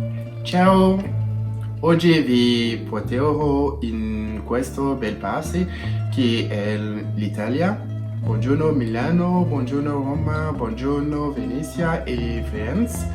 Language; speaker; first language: Italian; non-native, learner; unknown